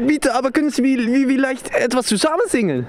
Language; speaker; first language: German; non-native, learner; Dutch